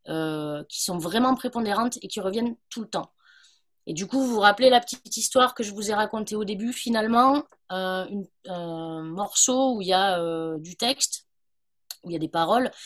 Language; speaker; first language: French; native; French